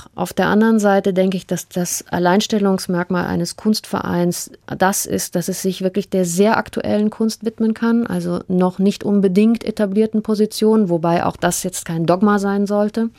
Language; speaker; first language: German; early bilingual, heritage; German